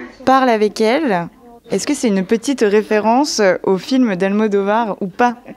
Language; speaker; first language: French; native; French